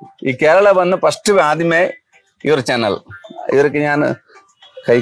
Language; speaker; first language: Malayalam; non-native, learner; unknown